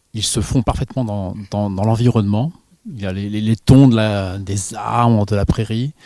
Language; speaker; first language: French; native; French